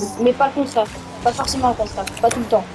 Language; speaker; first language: French; native; French